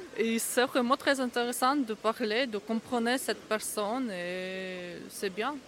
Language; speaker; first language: French; non-native, learner; Ukrainian